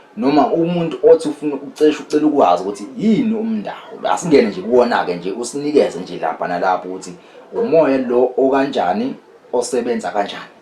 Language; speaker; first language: Zulu; native; Zulu